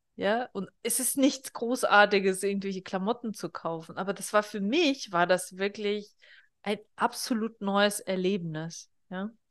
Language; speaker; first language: German; non-native, fluent; Russian